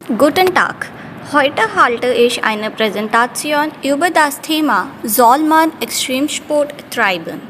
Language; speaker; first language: German; non-native, fluent; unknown